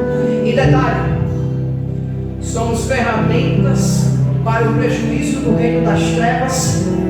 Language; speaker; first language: Portuguese; native; Portuguese